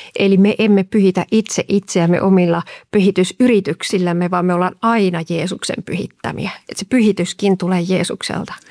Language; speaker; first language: Finnish; native; Finnish